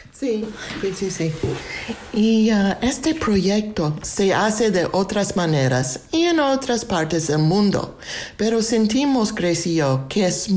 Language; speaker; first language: Spanish; non-native, fluent; English